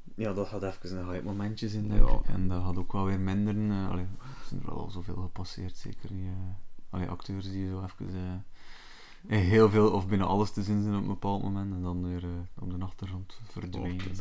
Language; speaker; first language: Dutch; native; Dutch